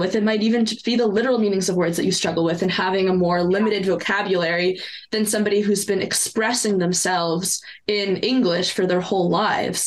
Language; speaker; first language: English; non-native, local second language; French